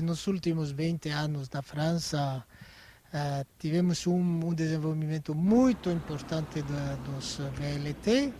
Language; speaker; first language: Portuguese; non-native, fluent; French